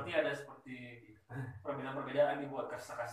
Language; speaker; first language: Indonesian; native; Indonesian